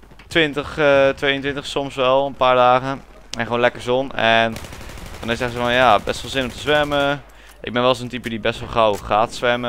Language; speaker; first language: Dutch; native; Dutch